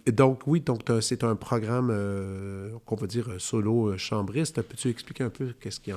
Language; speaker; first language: French; native; French